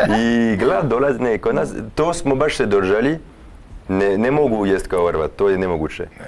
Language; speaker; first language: Croatian; non-native, fluent; French